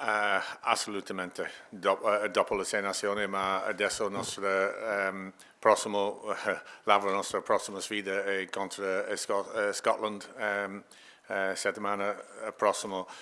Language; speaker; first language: Italian; non-native, learner; English